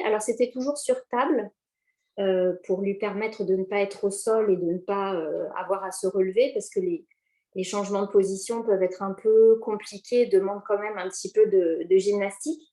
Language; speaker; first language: French; native; French